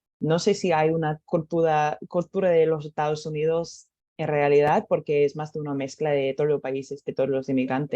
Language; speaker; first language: Spanish; non-native, learner; English